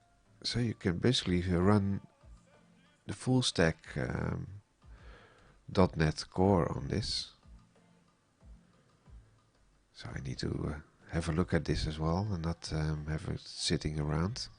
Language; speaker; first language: English; non-native, fluent; Dutch